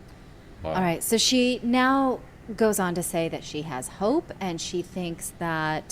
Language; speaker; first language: English; native; English